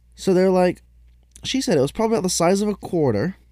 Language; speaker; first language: English; native; English